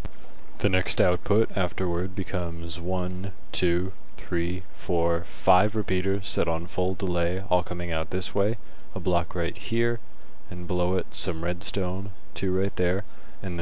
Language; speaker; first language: English; native; English